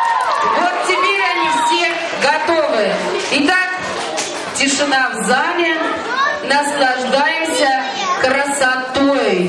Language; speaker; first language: Russian; native; Russian